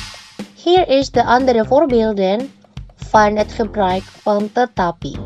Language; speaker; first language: Dutch; non-native, fluent; Indonesian